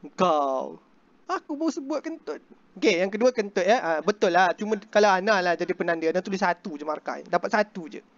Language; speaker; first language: Malay; native; Malay